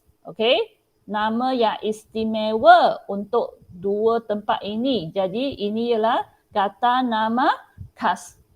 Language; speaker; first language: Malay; non-native, local second language; Chinese